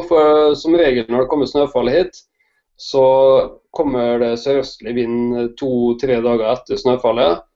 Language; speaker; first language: Norwegian; native; Norwegian